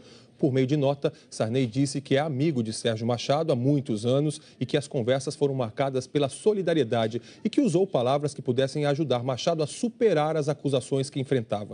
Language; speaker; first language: Portuguese; native; Portuguese